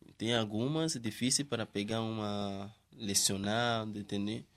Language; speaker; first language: Portuguese; non-native, learner; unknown